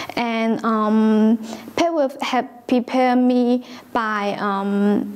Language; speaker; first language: English; non-native, local second language; Cantonese